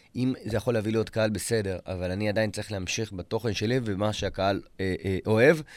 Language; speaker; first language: Hebrew; native; Hebrew